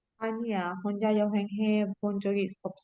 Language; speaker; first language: Korean; non-native, learner; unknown